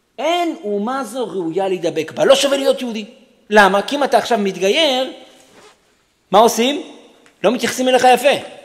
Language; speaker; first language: Hebrew; native; Hebrew